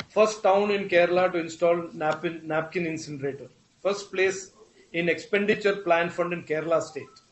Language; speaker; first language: English; non-native, local second language; Malayalam